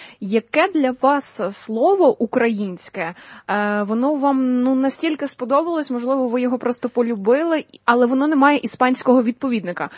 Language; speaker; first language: Ukrainian; native; Ukrainian